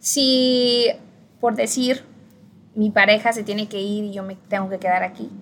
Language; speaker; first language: Spanish; early bilingual, other home language; English